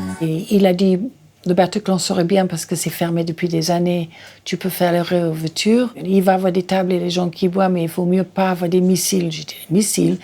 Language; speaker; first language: French; non-native, fluent; English